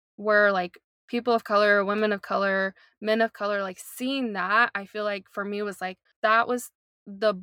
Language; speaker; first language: English; native; English